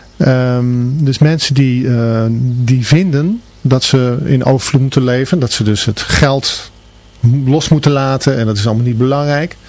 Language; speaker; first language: Dutch; native; Dutch